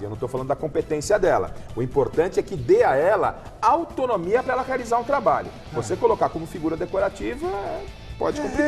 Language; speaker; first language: Portuguese; native; Portuguese